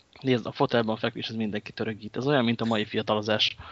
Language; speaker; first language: Hungarian; native; Hungarian